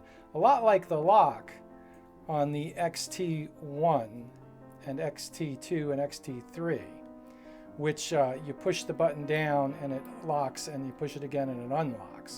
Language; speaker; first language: English; native; English